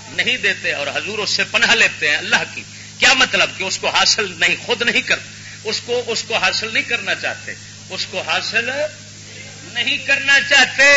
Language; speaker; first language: Urdu; non-native, local second language; Punjabi